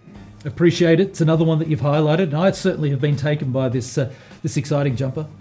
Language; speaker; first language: English; native; English